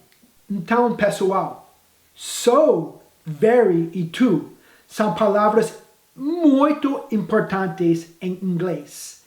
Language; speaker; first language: Portuguese; non-native, fluent; English